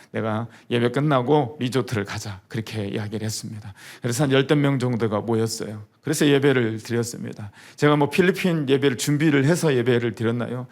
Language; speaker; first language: Korean; native; Korean